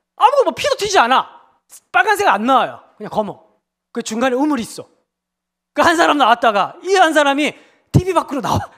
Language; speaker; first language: Korean; native; Korean